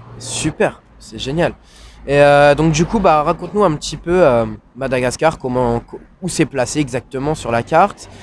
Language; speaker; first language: French; native; French